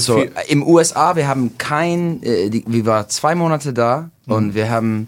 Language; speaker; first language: German; non-native, learner; English